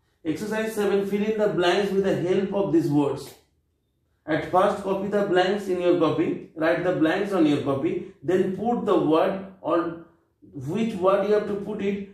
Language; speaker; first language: English; non-native, local second language; Bangla